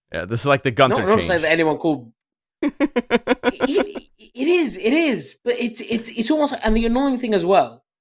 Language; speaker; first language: English; native; English